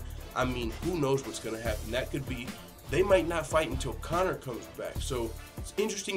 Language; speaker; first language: English; native; English